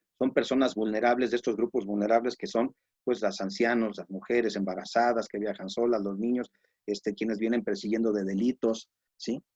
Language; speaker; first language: Spanish; native; Spanish